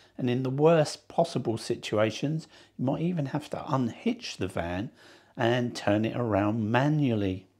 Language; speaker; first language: English; native; English